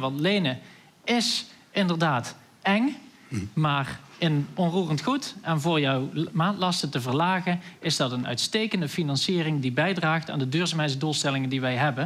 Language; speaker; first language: Dutch; native; Dutch